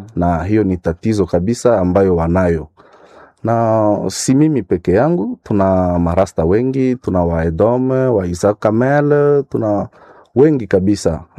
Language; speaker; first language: Swahili; non-native, local second language; Nande